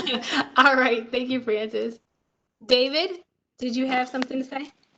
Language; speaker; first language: English; native; English